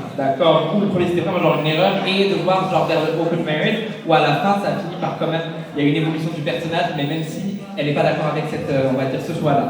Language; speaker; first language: French; native; French